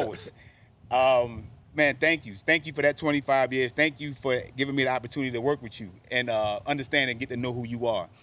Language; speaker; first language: English; native; English